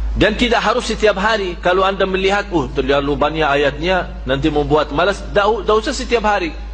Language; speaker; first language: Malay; non-native, fluent; Arabic